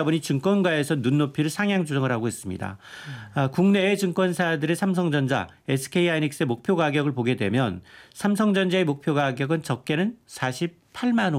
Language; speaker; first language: Korean; native; Korean